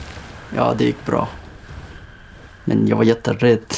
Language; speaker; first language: Swedish; non-native, learner; Persian